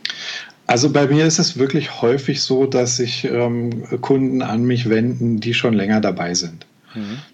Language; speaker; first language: German; native; German